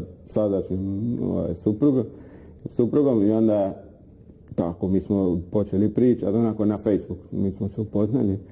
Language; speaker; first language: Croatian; non-native, fluent; Spanish